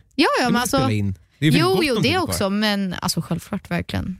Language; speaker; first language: Swedish; early bilingual, heritage; Swedish